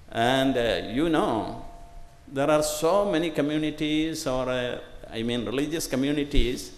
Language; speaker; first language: English; non-native, local second language; Malayalam